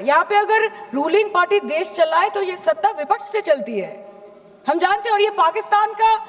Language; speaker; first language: Hindi; non-native, local second language; Bangla